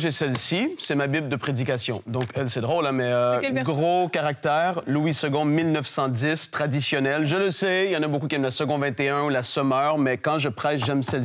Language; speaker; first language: French; native; French